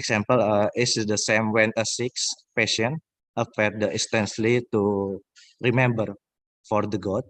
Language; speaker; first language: English; non-native, learner; Indonesian